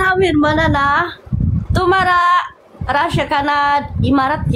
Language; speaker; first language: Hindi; non-native, learner; Pashto